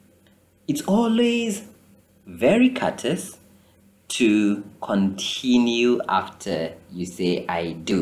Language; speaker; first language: English; non-native, fluent; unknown